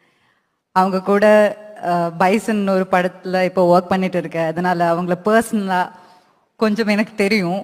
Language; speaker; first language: Tamil; non-native, local second language; Malayalam